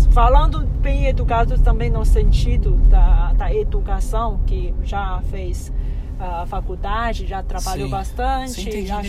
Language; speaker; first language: Portuguese; non-native, fluent; Chinese